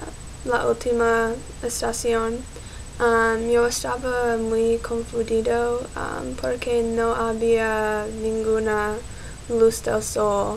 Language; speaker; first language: Spanish; non-native, learner; English